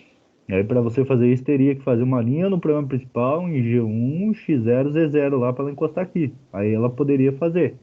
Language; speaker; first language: Portuguese; native; Portuguese